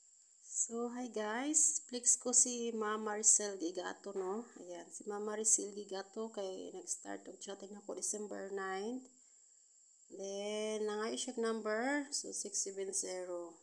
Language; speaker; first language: Filipino; non-native, local second language; Cebuano